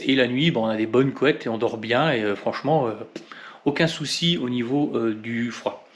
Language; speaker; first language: French; native; French